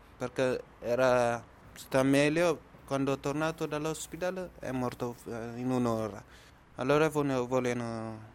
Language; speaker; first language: Italian; non-native, learner; Tigrinya